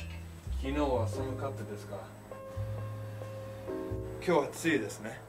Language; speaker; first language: Japanese; non-native, learner; English